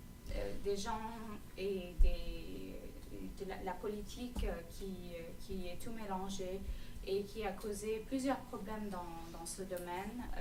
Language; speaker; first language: French; non-native, fluent; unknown